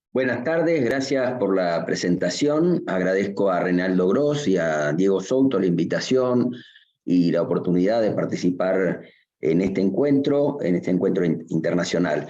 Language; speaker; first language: Spanish; native; Spanish